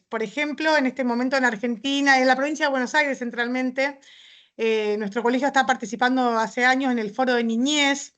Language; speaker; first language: Spanish; native; Spanish